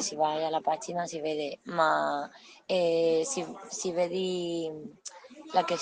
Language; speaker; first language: Italian; non-native, learner; Spanish